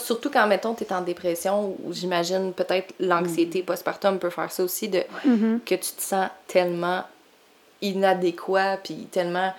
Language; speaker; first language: French; native; French